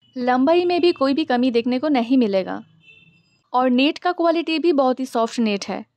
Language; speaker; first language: Hindi; non-native, local second language; Bangla